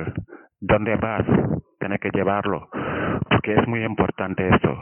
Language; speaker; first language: Spanish; non-native, fluent; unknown